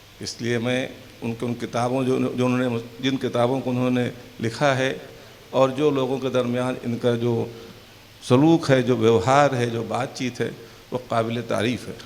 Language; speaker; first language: Urdu; native; Urdu